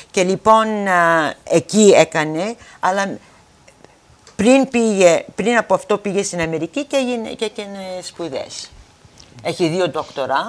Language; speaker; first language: Greek; early bilingual, heritage; Greek